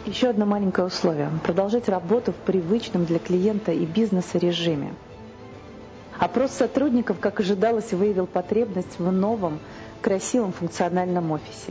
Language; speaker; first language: Russian; native; Russian